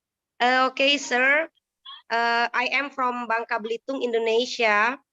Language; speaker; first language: English; non-native, learner; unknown